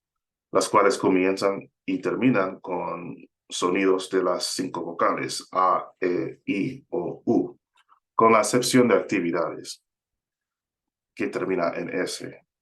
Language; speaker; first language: Spanish; non-native, fluent; English